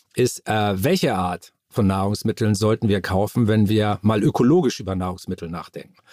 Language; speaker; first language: German; native; German